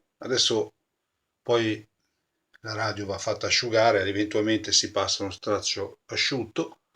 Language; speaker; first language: Italian; native; Italian